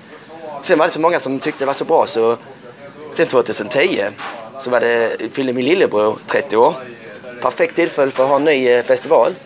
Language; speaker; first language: Swedish; native; Swedish